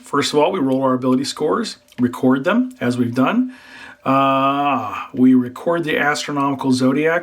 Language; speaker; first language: English; native; English